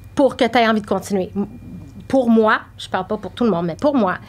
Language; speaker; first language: French; native; French